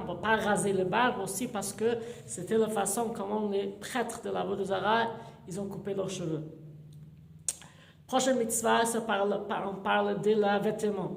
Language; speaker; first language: French; non-native, fluent; English